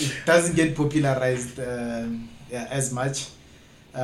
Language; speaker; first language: English; non-native, local second language; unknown